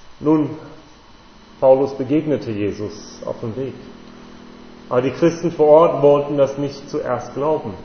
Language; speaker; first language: German; non-native, fluent; English